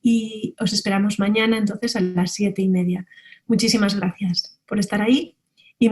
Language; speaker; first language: Spanish; native; Spanish